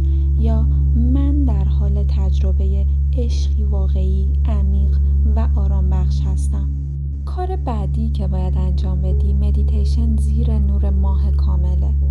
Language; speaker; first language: Persian; native; Persian